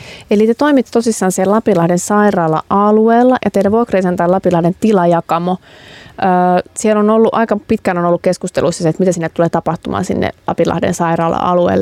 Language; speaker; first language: Finnish; native; Finnish